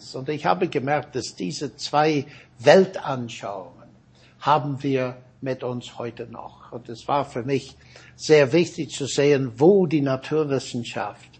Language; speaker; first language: German; non-native, fluent; English